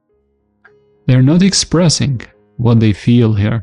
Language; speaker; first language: English; non-native, fluent; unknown